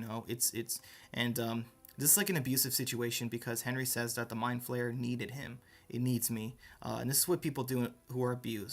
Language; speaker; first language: English; native; English